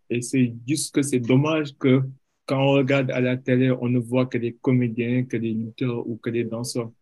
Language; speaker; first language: French; non-native, local second language; Wolof